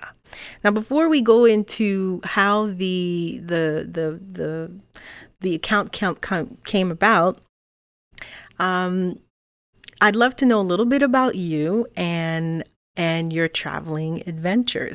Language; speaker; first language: English; native; English